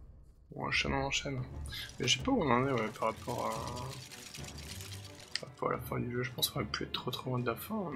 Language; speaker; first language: French; native; French